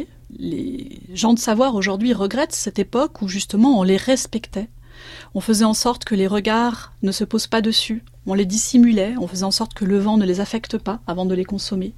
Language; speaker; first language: French; native; French